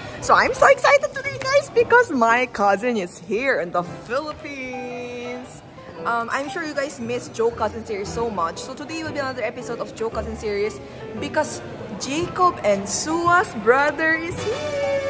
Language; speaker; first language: English; non-native, local second language; Korean